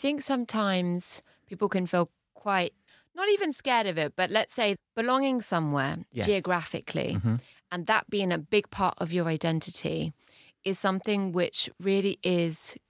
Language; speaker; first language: English; early bilingual, heritage; English